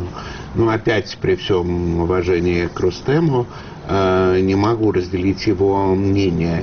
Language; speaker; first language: Russian; native; Russian